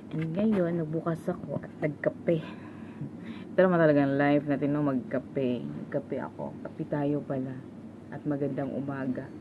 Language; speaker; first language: Filipino; non-native, local second language; Cebuano